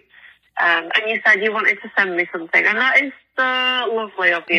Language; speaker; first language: English; native; English